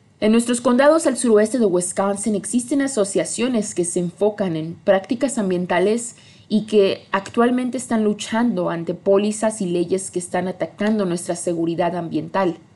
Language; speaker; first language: Spanish; early bilingual, heritage; Spanish